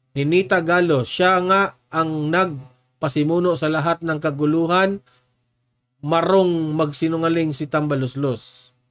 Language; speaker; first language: Filipino; non-native, local second language; Cebuano